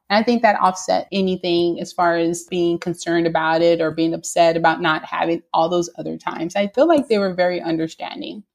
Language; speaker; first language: English; native; English